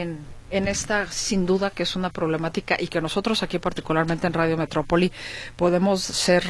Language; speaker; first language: Spanish; native; Spanish